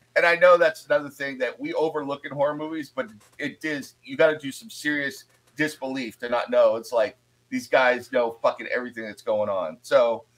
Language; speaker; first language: English; native; English